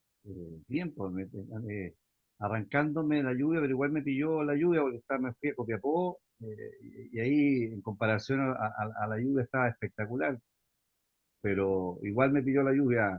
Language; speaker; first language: Spanish; native; Spanish